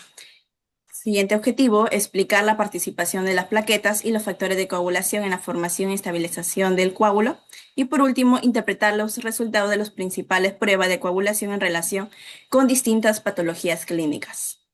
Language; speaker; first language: Spanish; native; Spanish